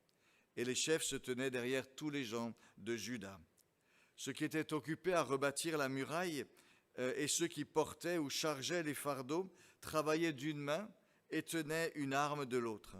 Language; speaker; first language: French; native; French